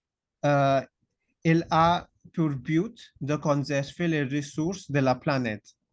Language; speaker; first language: French; non-native, fluent; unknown